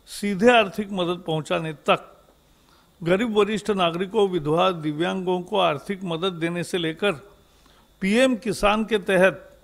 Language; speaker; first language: Hindi; non-native, local second language; Marathi